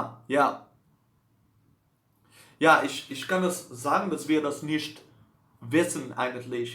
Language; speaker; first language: German; non-native, learner; Dutch